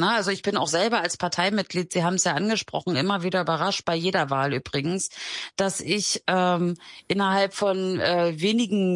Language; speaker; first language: German; native; German